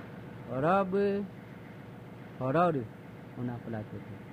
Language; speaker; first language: Spanish; non-native, local second language; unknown